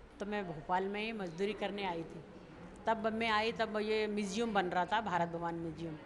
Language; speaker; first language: Hindi; non-native, local second language; Bhili